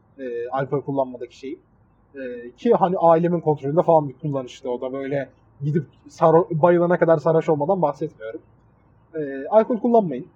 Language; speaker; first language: Turkish; native; Turkish